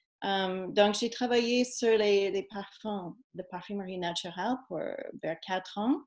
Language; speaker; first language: French; non-native, fluent; English